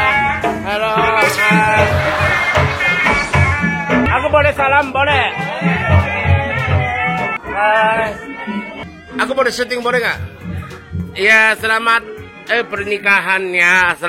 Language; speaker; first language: Indonesian; non-native, learner; Japanese